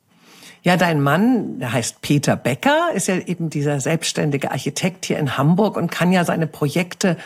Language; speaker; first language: German; native; German